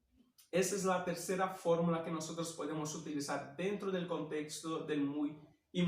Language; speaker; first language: Spanish; non-native, fluent; Portuguese